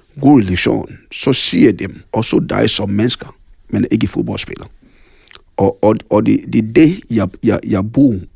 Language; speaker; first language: Danish; non-native, fluent; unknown